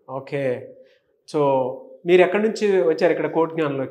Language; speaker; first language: Telugu; native; Telugu